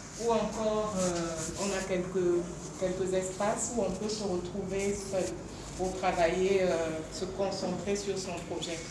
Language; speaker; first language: French; non-native, local second language; Bambara